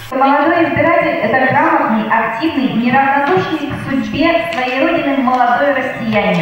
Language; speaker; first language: Russian; native; Russian